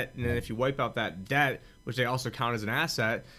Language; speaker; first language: English; native; English